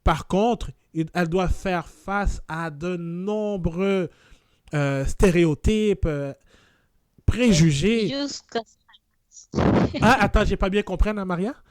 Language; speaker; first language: French; native; French